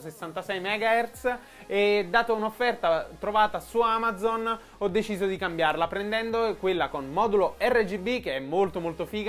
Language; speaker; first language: Italian; native; Italian